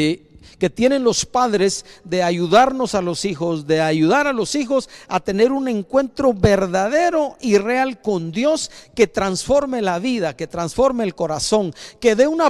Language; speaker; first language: Spanish; native; Spanish